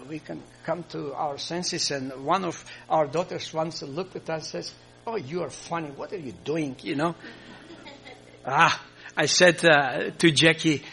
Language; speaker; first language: English; non-native, fluent; Croatian